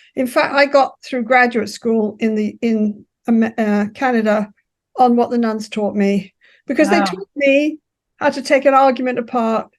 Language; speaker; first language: English; native; English